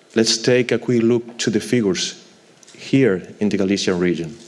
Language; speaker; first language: English; non-native, fluent; Galician